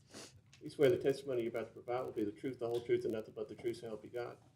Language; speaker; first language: English; native; English